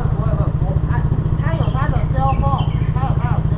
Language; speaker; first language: Chinese; native; Chinese